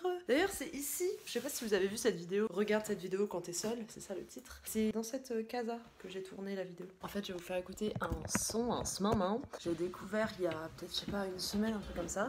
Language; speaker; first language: French; native; French